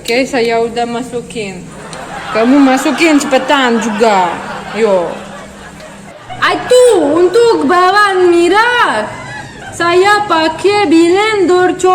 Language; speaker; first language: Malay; non-native, learner; Russian